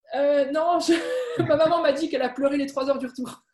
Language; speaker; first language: French; native; French